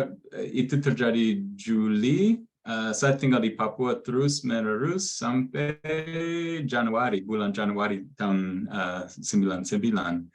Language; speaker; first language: Indonesian; non-native, fluent; English